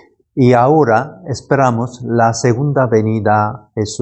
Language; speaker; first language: Spanish; non-native, learner; Korean